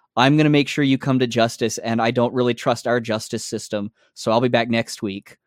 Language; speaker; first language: English; native; English